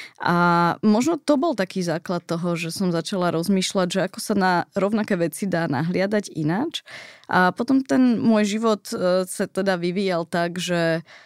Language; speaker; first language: Slovak; early bilingual, heritage; Slovak